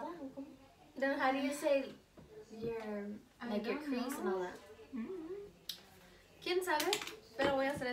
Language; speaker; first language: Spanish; early bilingual, heritage; Spanish